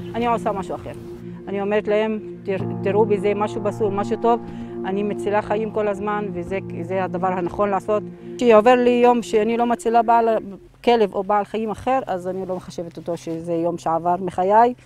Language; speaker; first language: Hebrew; non-native, local second language; Arabic